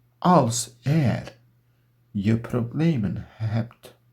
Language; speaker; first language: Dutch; non-native, learner; Turkish